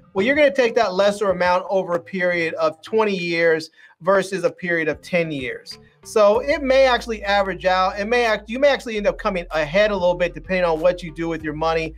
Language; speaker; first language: English; native; English